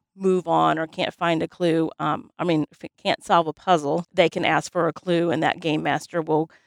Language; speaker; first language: English; native; English